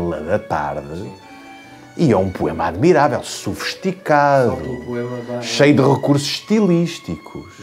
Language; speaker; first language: Portuguese; native; Portuguese